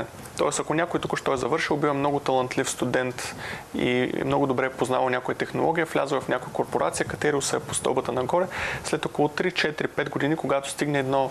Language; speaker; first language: Bulgarian; native; Bulgarian